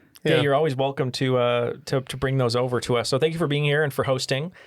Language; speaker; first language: English; native; English